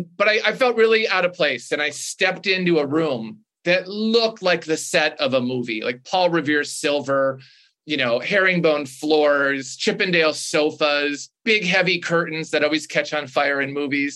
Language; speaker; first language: English; native; English